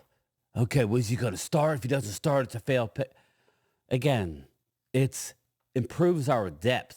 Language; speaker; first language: English; native; English